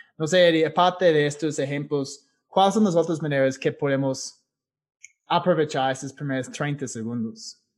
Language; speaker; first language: Spanish; non-native, fluent; English